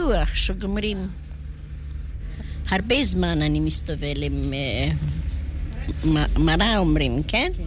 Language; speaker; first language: Hebrew; non-native, learner; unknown